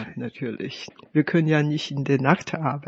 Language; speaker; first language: German; non-native, fluent; Chinese